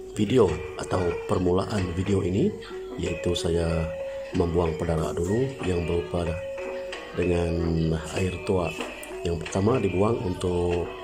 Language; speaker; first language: Malay; non-native, local second language; Iban